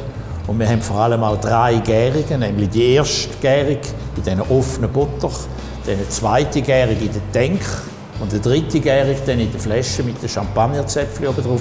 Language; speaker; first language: German; native; German